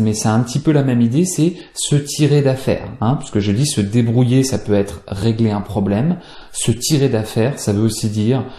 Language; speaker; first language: French; native; French